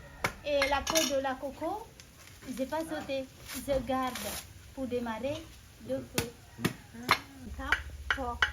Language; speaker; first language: French; non-native, learner; Indonesian